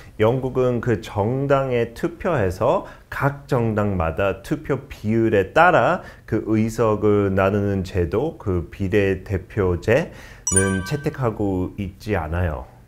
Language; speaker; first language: Korean; non-native, fluent; English